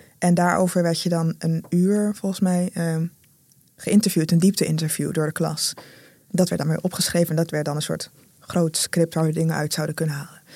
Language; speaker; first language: Dutch; native; Dutch